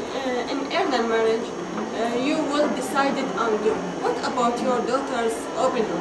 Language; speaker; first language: English; non-native, learner; Arabic